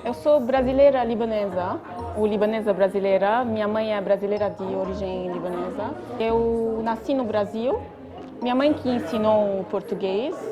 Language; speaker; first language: Portuguese; early bilingual, heritage; Portuguese